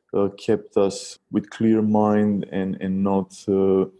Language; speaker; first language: English; non-native, fluent; Serbian